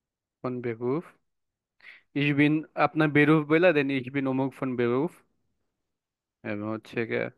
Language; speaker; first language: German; non-native, fluent; Bangla